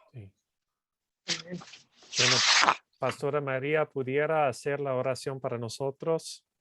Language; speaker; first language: Spanish; non-native, fluent; English